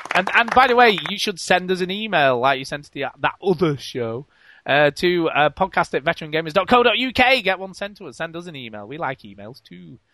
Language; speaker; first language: English; native; English